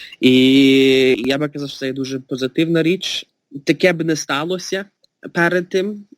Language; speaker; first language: Ukrainian; early bilingual, heritage; Ukrainian